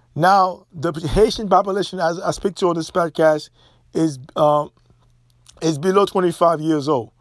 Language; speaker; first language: English; non-native, fluent; Haitian Creole